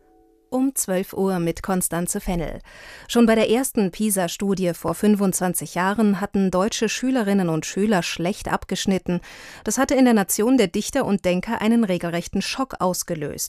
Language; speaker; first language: German; native; German